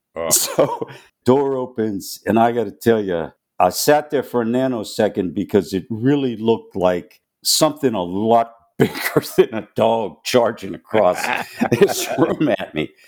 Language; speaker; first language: English; native; English